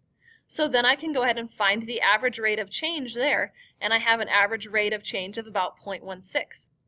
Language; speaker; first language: English; native; English